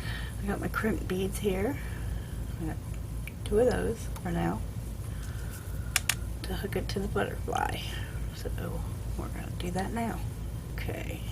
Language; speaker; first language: English; native; English